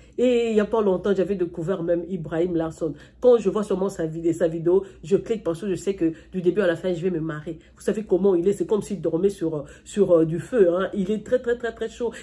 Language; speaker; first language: French; non-native, local second language; Lingala